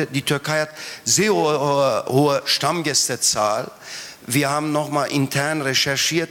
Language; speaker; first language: German; non-native, fluent; Turkish